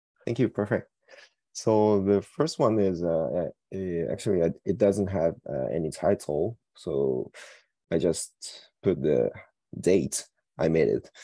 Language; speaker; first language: English; non-native, fluent; Japanese